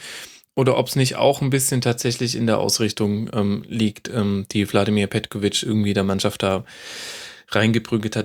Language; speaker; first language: German; native; German